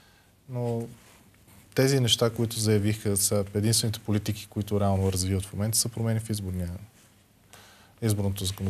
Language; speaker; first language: Bulgarian; native; Bulgarian